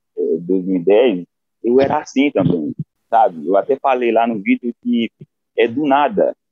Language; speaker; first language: Portuguese; non-native, fluent; Haitian Creole